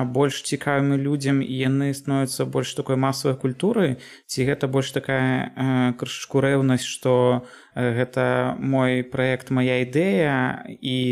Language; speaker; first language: Belarusian; native; Belarusian